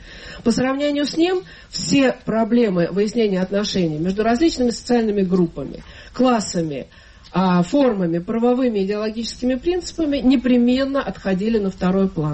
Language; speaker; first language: Russian; native; Russian